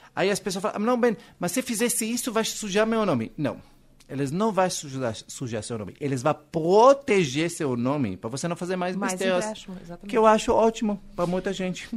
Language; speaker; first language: Portuguese; non-native, fluent; Hebrew